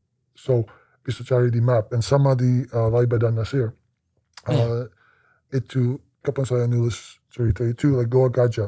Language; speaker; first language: Indonesian; non-native, learner; English